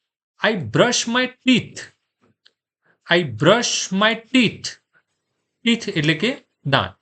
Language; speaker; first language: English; non-native, fluent; Gujarati